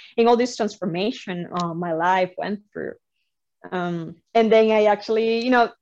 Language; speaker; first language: English; non-native, fluent; Spanish